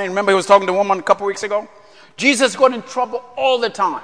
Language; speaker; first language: English; non-native, local second language; Ganda